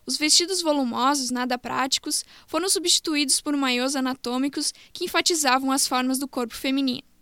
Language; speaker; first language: Portuguese; native; Portuguese